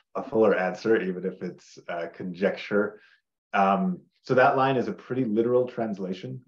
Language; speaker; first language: English; native; English